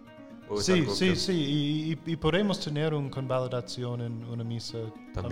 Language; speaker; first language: Spanish; non-native, fluent; English